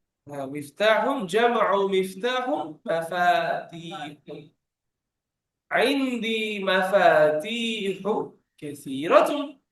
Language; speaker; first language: Arabic; non-native, fluent; Bangla